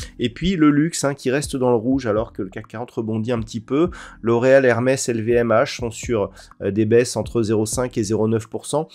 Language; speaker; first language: French; native; French